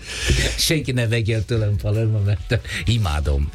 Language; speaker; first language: Hungarian; non-native, fluent; Italian